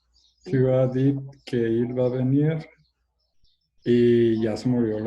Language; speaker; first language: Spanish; native; Spanish